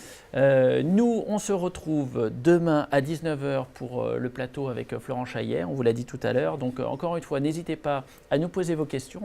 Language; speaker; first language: French; native; French